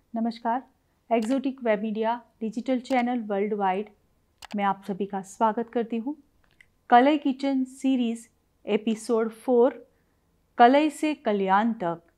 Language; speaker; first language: Hindi; non-native, local second language; Gujarati